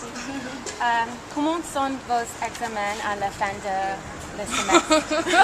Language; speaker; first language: French; non-native, learner; English